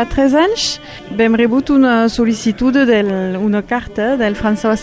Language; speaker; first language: Catalan; non-native, local second language; French